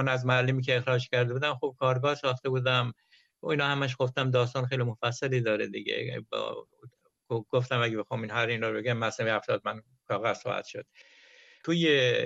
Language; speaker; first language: Persian; native; Persian